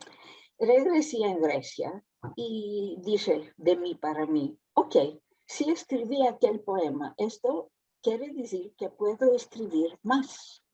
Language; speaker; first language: Spanish; early bilingual, heritage; Ladino